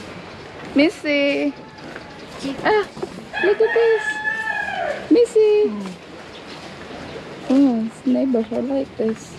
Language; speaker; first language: English; non-native, learner; Indonesian